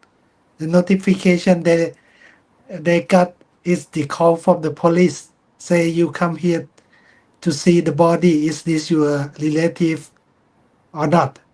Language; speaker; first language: English; non-native, fluent; Thai